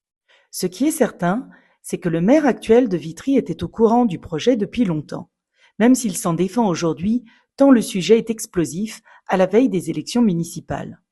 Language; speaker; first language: French; native; French